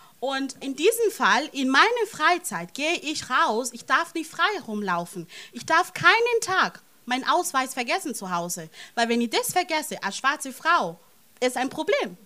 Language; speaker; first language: German; non-native, fluent; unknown